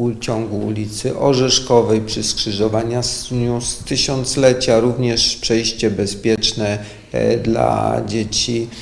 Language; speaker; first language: Polish; native; Polish